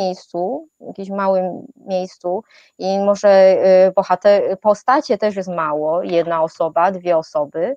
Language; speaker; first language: Polish; non-native, fluent; Chinese